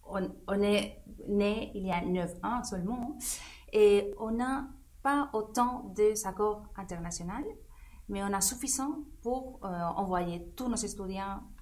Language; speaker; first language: French; non-native, fluent; Spanish